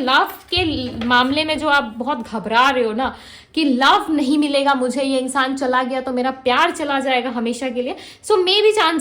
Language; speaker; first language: Hindi; native; Hindi